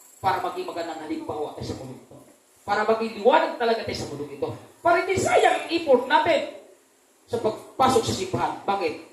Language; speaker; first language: Filipino; non-native, local second language; Cebuano